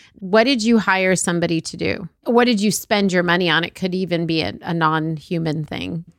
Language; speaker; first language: English; early bilingual, other home language; Arabic